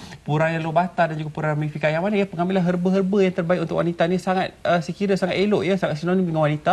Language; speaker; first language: Malay; native; Malay